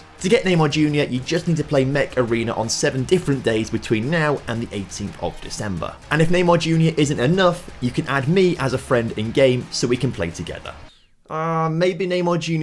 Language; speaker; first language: English; native; English